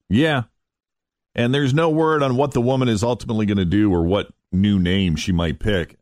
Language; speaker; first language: English; native; English